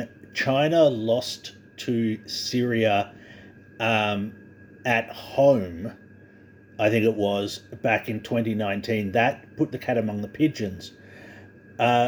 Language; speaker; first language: English; native; English